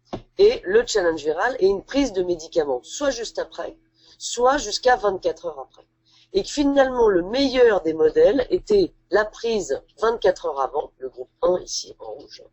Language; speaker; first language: French; native; French